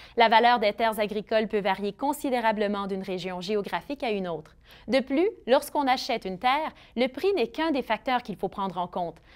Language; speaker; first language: French; native; French